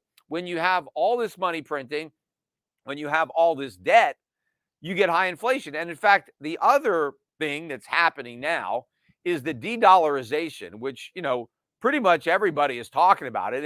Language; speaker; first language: English; native; English